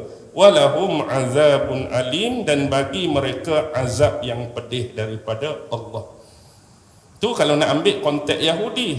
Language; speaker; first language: Malay; native; Malay